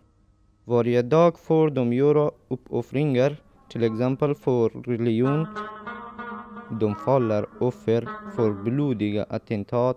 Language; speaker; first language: Swedish; non-native, learner; Persian